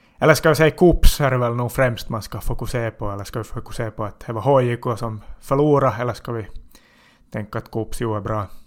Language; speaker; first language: Swedish; native; Swedish